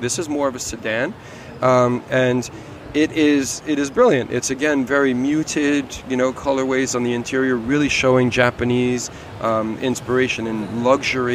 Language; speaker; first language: English; native; English